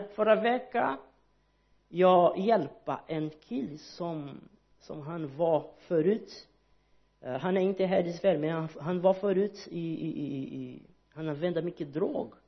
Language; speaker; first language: Swedish; non-native, learner; Portuguese